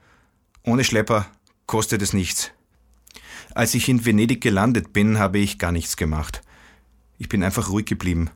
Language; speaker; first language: German; non-native, fluent; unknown